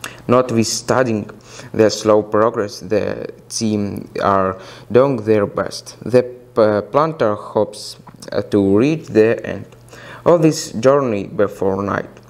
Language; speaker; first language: English; non-native, fluent; Russian